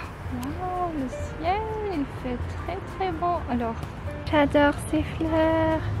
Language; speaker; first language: French; non-native, learner; English